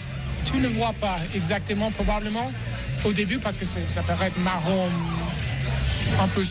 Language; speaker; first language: French; non-native, fluent; English